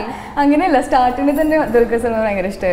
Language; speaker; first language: Malayalam; non-native, local second language; Hindi